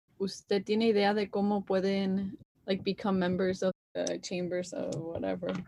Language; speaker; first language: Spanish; early bilingual, heritage; Spanish